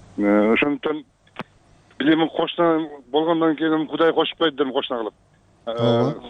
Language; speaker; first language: Kyrgyz; non-native, local second language; Uzbek